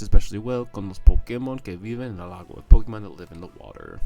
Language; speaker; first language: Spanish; non-native, fluent; English